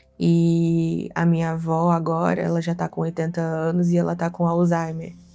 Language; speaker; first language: Portuguese; native; Portuguese